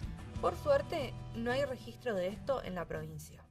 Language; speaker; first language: Spanish; native; Spanish